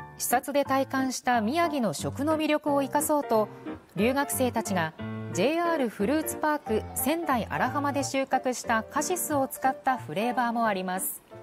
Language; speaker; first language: Japanese; native; Japanese